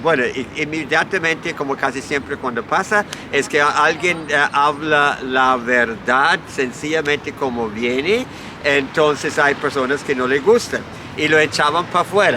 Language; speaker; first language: Spanish; non-native, fluent; English